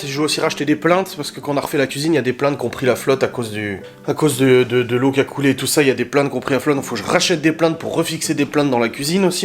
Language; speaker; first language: French; native; French